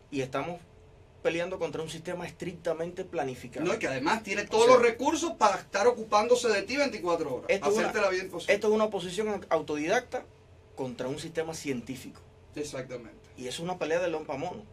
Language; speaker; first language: Spanish; native; Spanish